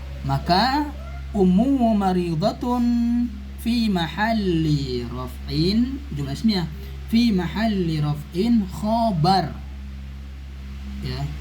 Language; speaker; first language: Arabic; non-native, fluent; Indonesian